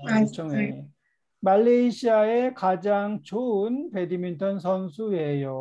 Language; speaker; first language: Korean; native; Korean